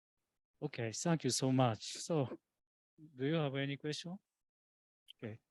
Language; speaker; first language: English; non-native, learner; Japanese